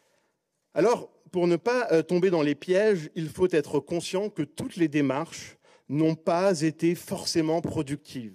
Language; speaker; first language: French; native; French